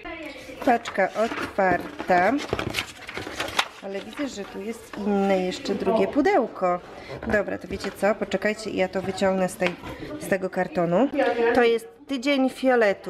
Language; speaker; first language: Polish; native; Polish